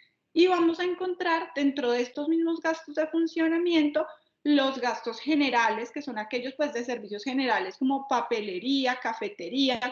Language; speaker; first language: Spanish; native; Spanish